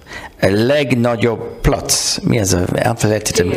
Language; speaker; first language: Hungarian; non-native, learner; English